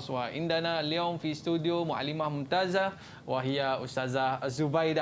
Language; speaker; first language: Arabic; non-native, learner; Malay